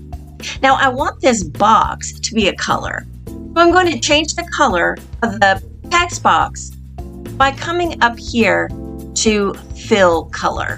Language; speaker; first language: English; native; English